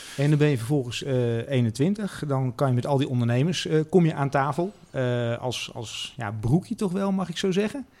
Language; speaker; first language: Dutch; native; Dutch